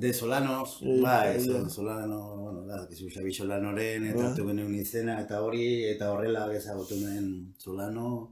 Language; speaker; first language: Basque; non-native, local second language; Spanish